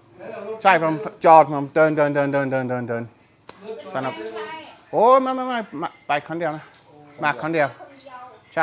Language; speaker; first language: Thai; non-native, learner; English